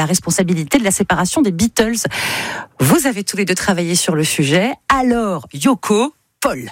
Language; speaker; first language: French; native; French